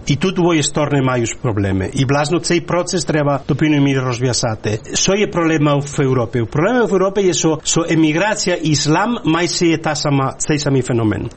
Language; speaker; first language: Ukrainian; non-native, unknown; Spanish